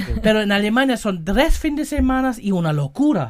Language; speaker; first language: Spanish; non-native, fluent; German